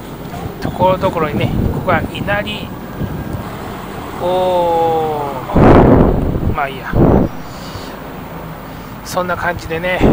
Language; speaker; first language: Japanese; native; Japanese